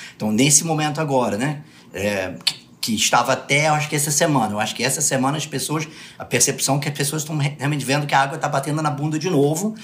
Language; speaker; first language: Portuguese; early bilingual, other home language; English